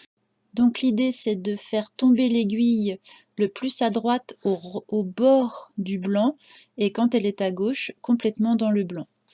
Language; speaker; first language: French; native; French